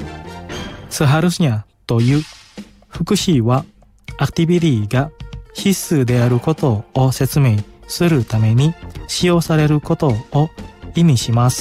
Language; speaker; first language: Japanese; non-native, fluent; Indonesian